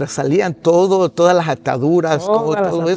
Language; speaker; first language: Spanish; early bilingual, heritage; Spanish